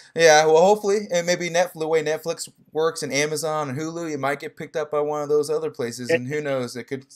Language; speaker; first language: English; native; English